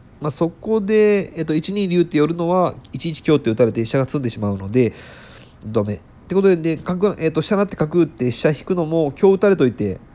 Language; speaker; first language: Japanese; native; Japanese